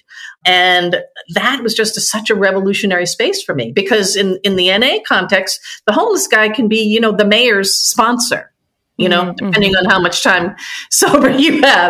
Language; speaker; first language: English; native; English